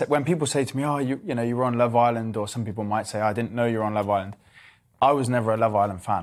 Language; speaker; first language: English; native; English